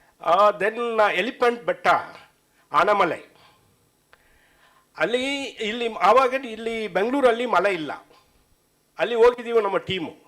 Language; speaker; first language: Kannada; non-native, learner; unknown